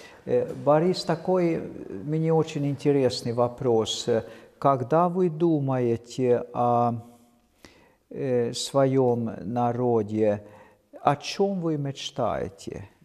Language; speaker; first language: Russian; non-native, fluent; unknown